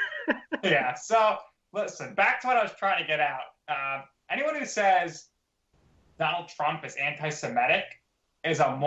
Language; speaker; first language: English; native; English